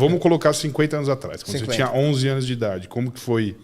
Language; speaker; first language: Portuguese; native; Portuguese